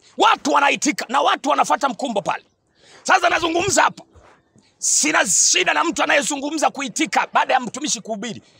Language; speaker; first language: Swahili; native; Swahili